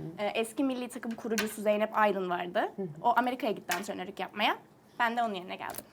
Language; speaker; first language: Turkish; early bilingual, heritage; Turkish